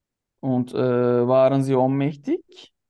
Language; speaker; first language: German; non-native, learner; Turkish